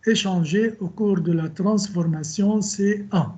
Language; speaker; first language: French; non-native, local second language; Arabic